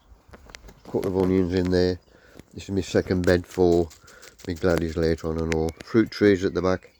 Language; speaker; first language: English; native; English